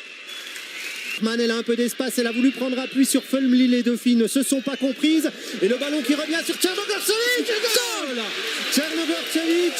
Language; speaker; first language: French; native; French